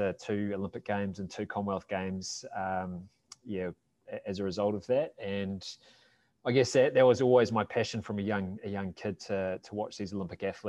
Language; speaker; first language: English; native; English